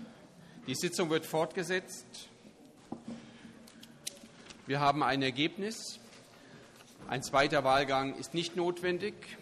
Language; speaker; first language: German; native; German